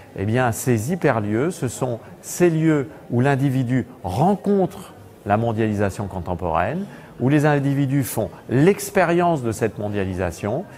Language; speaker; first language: French; native; French